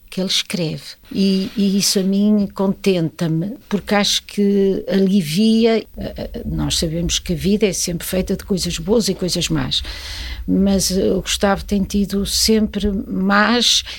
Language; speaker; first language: Portuguese; native; Portuguese